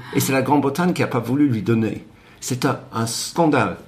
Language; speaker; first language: French; non-native, fluent; English